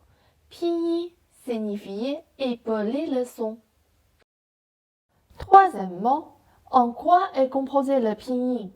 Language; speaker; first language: French; non-native, fluent; Chinese